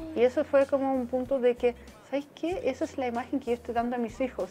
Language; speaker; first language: Spanish; non-native, fluent; Russian